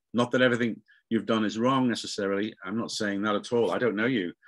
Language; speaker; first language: English; native; English